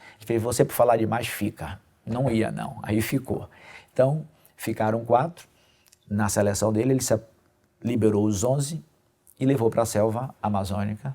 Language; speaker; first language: Portuguese; native; Portuguese